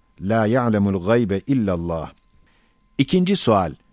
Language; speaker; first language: Turkish; native; Turkish